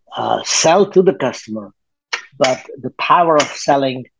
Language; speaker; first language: English; native; English